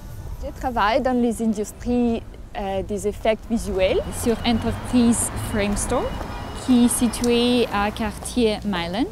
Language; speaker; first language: French; non-native, learner; Russian